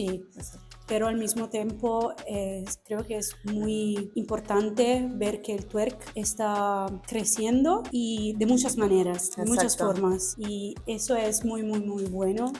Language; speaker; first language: Spanish; non-native, fluent; Italian